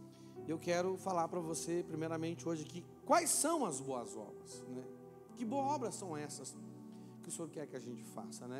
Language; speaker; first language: Portuguese; native; Portuguese